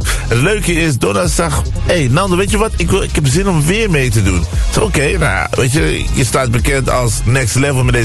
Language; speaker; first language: Dutch; native; Dutch